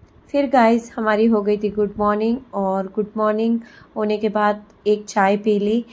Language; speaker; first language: Hindi; native; Hindi